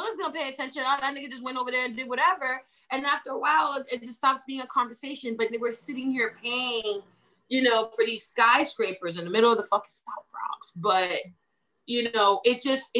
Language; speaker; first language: English; native; English